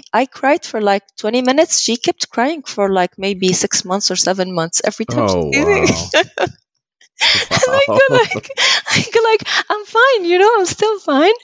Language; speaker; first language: English; early bilingual, other home language; Arabic